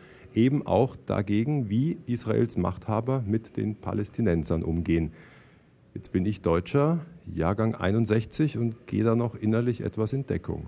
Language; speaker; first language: German; native; German